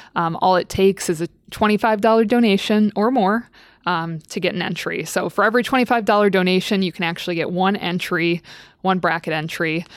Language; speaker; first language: English; native; English